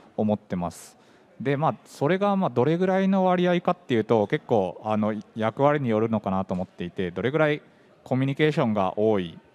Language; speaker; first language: Japanese; native; Japanese